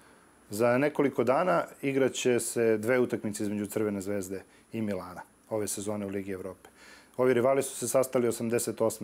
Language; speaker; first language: Serbian; native; Serbian